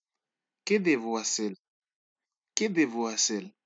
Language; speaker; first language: Spanish; non-native, learner; Haitian Creole